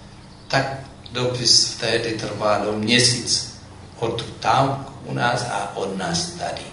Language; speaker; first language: Czech; non-native, fluent; Amharic